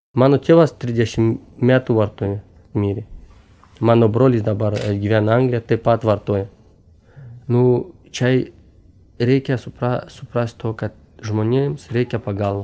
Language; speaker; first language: Lithuanian; non-native, local second language; Romany